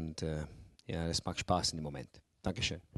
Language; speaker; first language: German; non-native, fluent; English